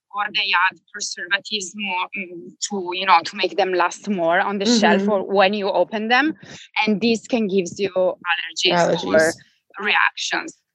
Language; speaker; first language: English; non-native, fluent; Italian